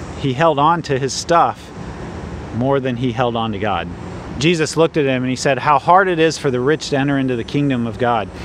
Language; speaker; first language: English; native; English